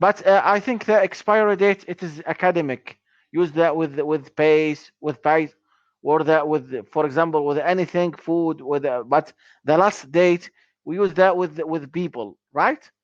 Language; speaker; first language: English; non-native, learner; Arabic